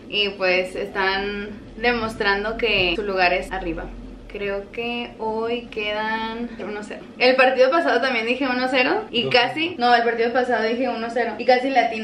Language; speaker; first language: Spanish; native; Spanish